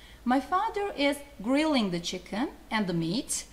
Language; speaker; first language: English; non-native, fluent; Turkish